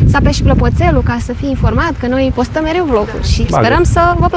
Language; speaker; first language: Romanian; native; Romanian